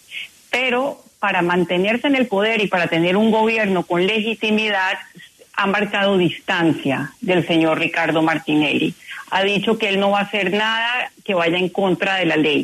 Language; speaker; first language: Spanish; native; Spanish